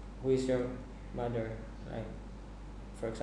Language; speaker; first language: English; non-native, fluent; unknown